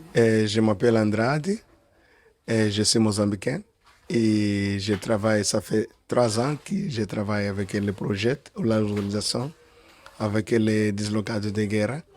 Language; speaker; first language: French; non-native, learner; Portuguese